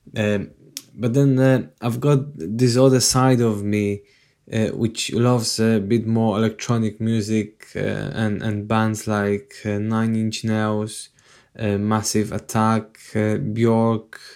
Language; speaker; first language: English; non-native, fluent; Polish